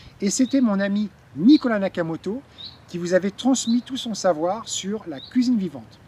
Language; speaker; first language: French; native; French